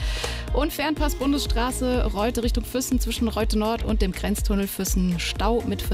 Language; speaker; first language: German; native; German